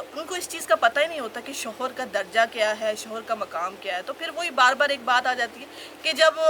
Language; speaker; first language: Urdu; non-native, local second language; Punjabi